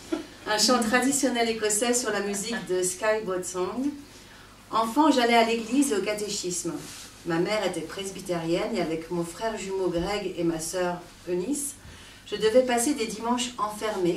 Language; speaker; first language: French; native; French